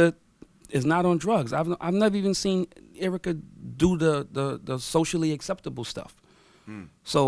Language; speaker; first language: English; native; English